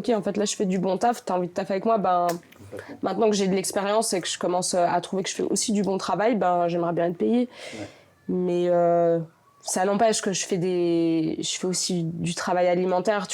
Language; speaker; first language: French; native; French